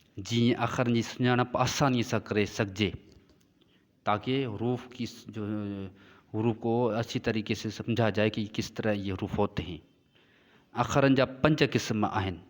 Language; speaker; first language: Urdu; non-native, local second language; Sindhi